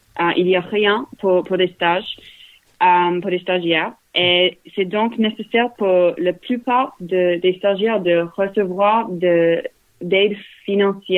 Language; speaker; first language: French; non-native, learner; English